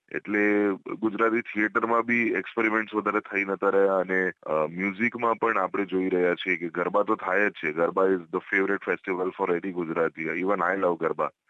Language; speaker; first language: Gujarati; native; Gujarati